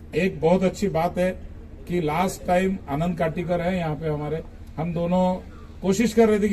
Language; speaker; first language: Hindi; non-native, local second language; Marathi